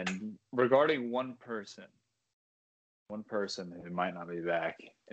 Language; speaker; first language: English; native; English